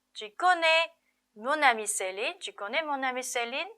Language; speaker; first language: French; non-native, fluent; Korean